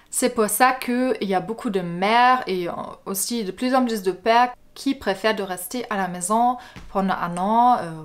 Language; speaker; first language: French; non-native, fluent; German